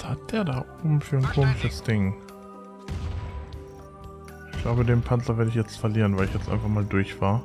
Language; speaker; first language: German; native; German